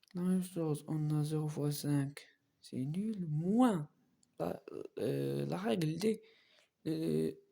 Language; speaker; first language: French; non-native, local second language; Arabic